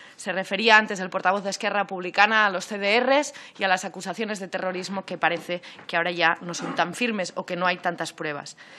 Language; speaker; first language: Spanish; non-native, local second language; Catalan